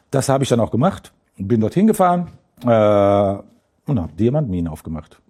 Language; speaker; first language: German; non-native, fluent; Dutch